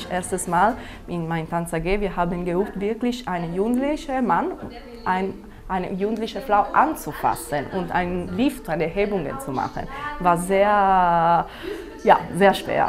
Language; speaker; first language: German; non-native, fluent; Italian